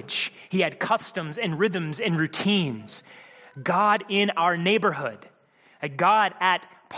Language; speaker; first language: English; native; English